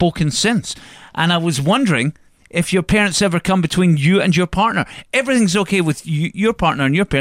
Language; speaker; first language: English; native; English